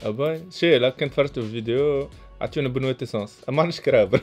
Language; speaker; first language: Arabic; native; Arabic